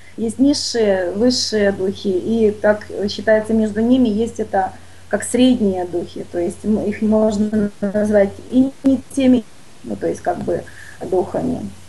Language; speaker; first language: Russian; native; Russian